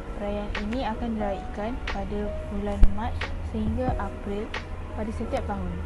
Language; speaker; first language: Malay; native; Malay